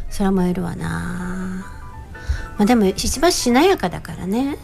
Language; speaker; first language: Japanese; native; Japanese